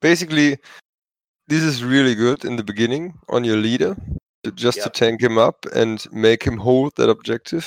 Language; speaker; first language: English; non-native, fluent; German